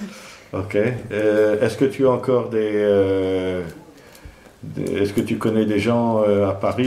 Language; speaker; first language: French; non-native, fluent; Dutch